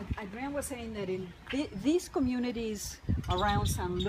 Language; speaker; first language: English; native; English